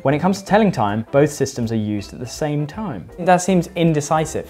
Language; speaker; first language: English; native; English